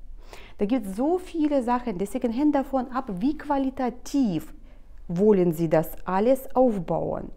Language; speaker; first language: German; non-native, fluent; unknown